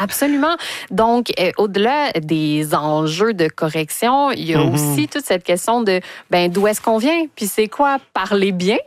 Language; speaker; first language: French; native; French